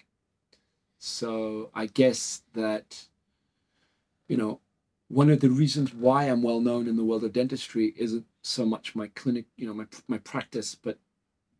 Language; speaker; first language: English; native; English